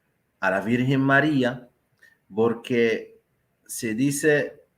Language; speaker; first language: Spanish; non-native, fluent; Arabic